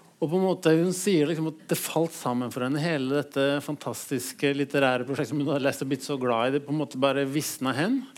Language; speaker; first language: Norwegian; native; Norwegian